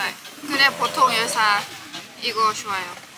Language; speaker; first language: Korean; non-native, learner; Thai